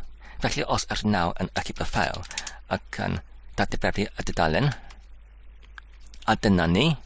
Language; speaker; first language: Welsh; non-native, learner; English